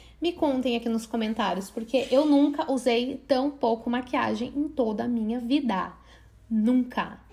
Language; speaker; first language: Portuguese; native; Portuguese